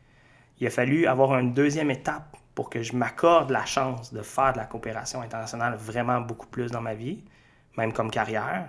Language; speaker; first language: French; native; French